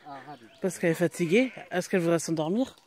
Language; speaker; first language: French; native; French